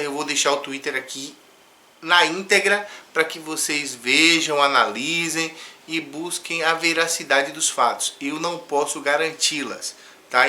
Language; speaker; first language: Portuguese; native; Portuguese